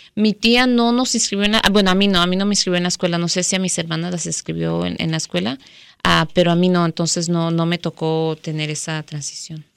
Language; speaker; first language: Spanish; early bilingual, heritage; Spanish